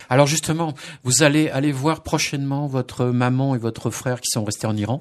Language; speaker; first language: French; native; French